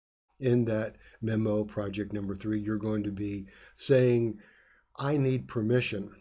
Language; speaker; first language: English; native; English